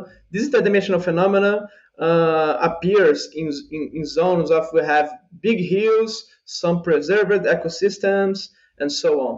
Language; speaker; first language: English; non-native, fluent; Portuguese